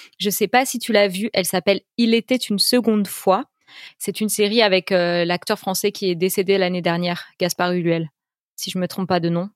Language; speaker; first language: French; native; French